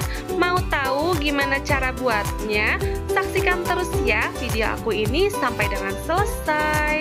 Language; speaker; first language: Indonesian; native; Indonesian